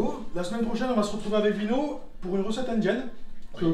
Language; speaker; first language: French; native; French